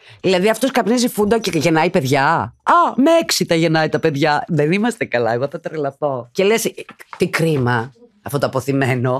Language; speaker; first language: Greek; native; Greek